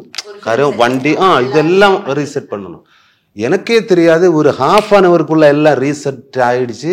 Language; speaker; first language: Tamil; non-native, learner; Malayalam